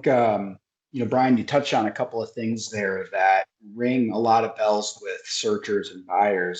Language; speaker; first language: English; native; English